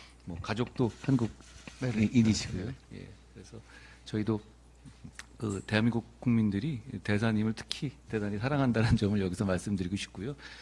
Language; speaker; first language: Korean; native; Korean